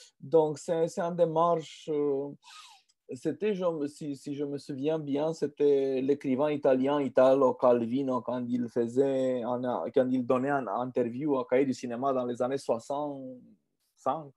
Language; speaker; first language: French; non-native, fluent; Romanian